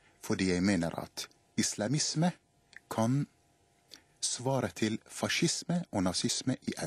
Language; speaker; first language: Norwegian; non-native, fluent; Arabic